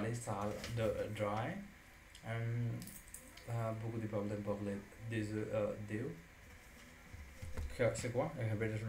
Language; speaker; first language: French; non-native, learner; English